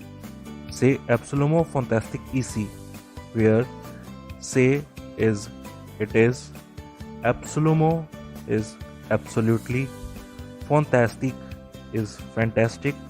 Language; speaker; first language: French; non-native, learner; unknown